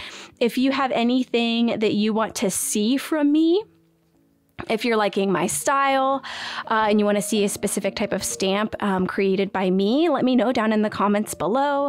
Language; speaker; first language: English; native; English